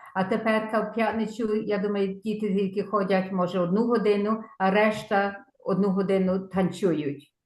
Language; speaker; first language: Ukrainian; early bilingual, heritage; Ukrainian